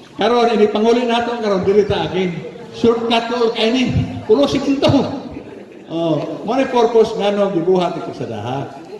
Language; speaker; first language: Cebuano; native; Cebuano